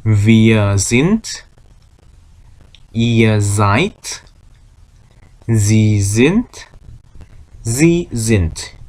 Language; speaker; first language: German; non-native, fluent; Korean